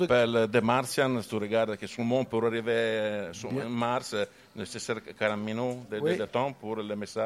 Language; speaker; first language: French; non-native, learner; Italian